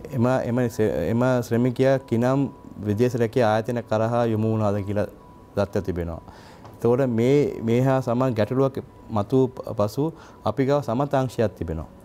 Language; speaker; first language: Sinhala; non-native, local second language; Tamil